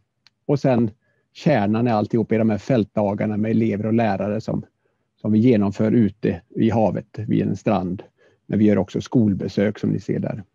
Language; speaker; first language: Swedish; native; Swedish